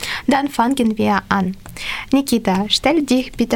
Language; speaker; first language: German; non-native, learner; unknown